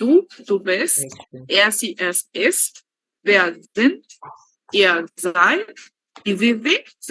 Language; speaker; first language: German; non-native, learner; Spanish